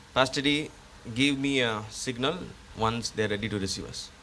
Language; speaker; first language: English; non-native, local second language; Tamil